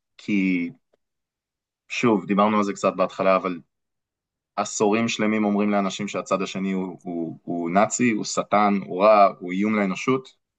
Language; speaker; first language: Hebrew; non-native, fluent; English